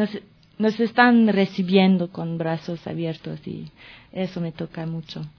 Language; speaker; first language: Spanish; non-native, fluent; French